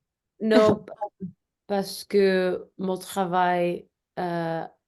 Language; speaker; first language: French; non-native, learner; Spanish